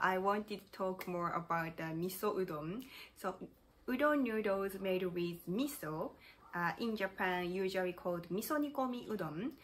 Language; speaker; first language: English; non-native, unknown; Japanese